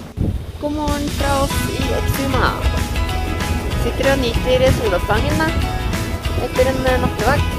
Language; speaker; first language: Norwegian; native; Norwegian